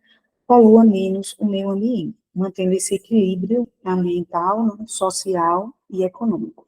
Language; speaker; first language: Portuguese; native; Portuguese